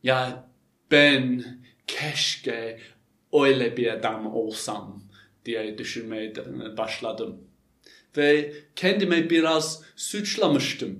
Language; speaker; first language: Turkish; non-native, fluent; English